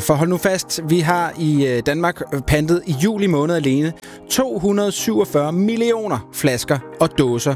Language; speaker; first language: Danish; native; Danish